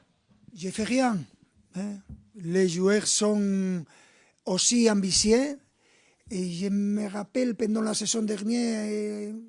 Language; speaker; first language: French; non-native, fluent; Spanish